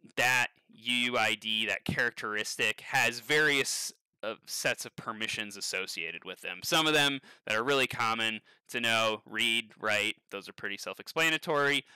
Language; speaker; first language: English; native; English